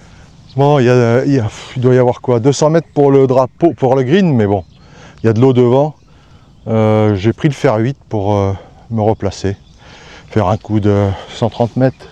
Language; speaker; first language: French; native; French